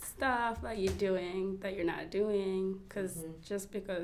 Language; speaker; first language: English; non-native, local second language; Kinyarwanda